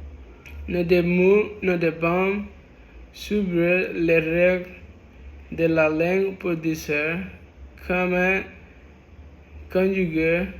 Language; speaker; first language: French; non-native, learner; Spanish